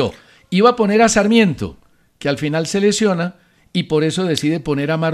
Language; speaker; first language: Spanish; native; Spanish